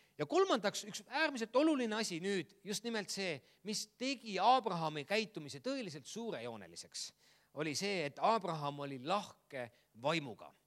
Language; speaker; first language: Estonian; native; Estonian